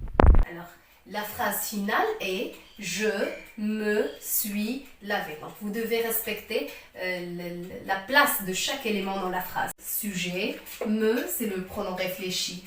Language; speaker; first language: French; non-native, local second language; Arabic